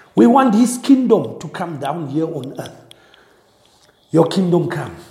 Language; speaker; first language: English; non-native, local second language; Afrikaans